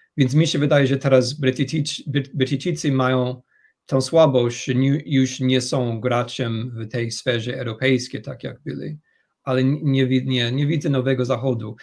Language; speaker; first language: Polish; non-native, fluent; English